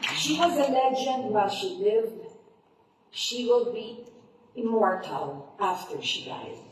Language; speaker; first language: English; non-native, local second language; Filipino